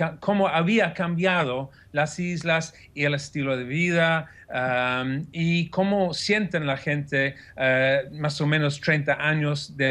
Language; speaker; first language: Spanish; non-native, fluent; English